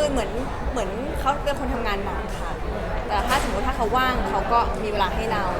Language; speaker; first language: Thai; native; Thai